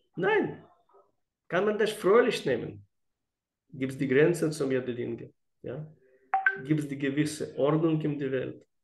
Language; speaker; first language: German; non-native, fluent; Russian